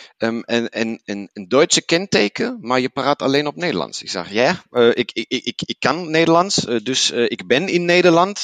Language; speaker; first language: Dutch; non-native, learner; German